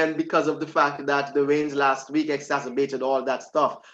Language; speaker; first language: English; native; English